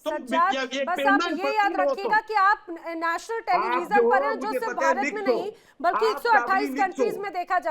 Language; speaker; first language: Hindi; native; Hindi